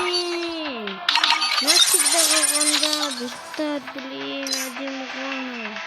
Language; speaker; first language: Russian; non-native, local second language; Kazakh